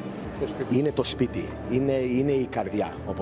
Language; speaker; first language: Greek; early bilingual, heritage; Greek